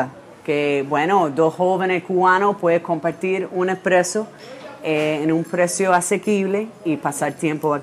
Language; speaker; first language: Spanish; non-native, fluent; English